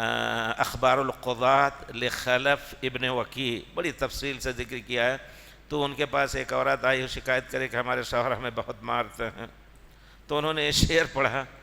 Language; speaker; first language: Urdu; native; Urdu